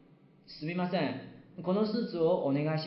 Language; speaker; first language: Japanese; non-native, fluent; Chinese